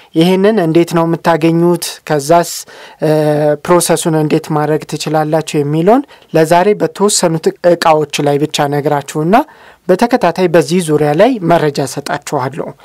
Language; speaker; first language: Amharic; native; Amharic